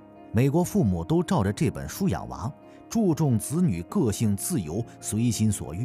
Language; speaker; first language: Chinese; native; Chinese